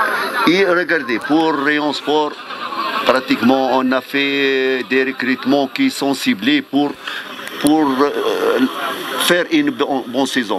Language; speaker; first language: French; non-native, fluent; Arabic